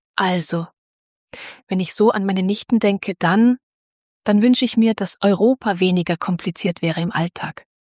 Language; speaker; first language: German; native; German